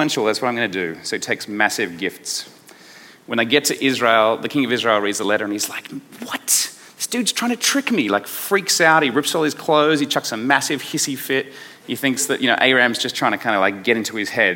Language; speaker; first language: English; native; English